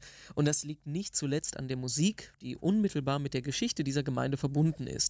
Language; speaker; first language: German; native; German